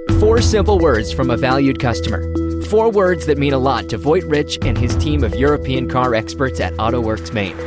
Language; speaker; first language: English; native; English